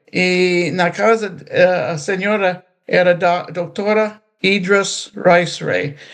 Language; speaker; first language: Portuguese; non-native, fluent; English